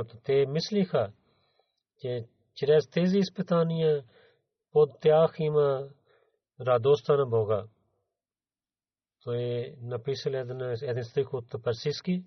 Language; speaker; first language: Bulgarian; non-native, learner; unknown